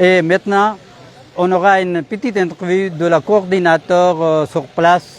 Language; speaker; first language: French; non-native, fluent; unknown